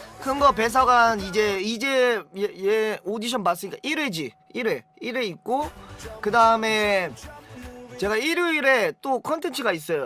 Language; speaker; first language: Korean; native; Korean